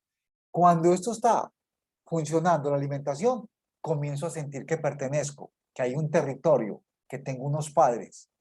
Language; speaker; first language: Spanish; native; Spanish